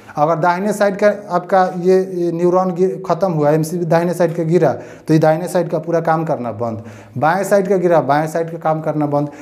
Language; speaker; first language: Hindi; native; Hindi